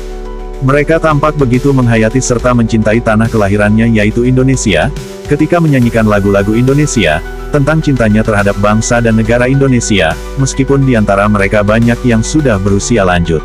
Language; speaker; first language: Indonesian; native; Indonesian